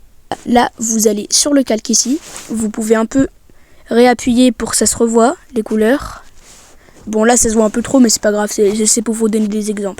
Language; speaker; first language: French; native; French